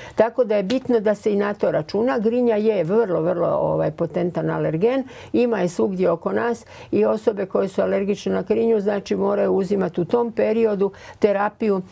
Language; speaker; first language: Croatian; native; Croatian